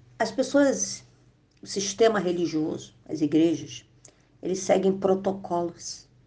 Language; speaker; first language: Portuguese; native; Portuguese